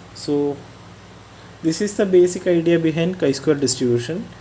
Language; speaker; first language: English; non-native, local second language; Malayalam